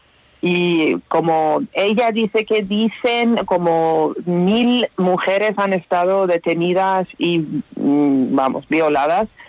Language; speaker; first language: Spanish; non-native, fluent; Persian